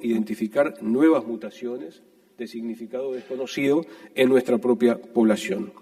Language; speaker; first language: Spanish; native; Spanish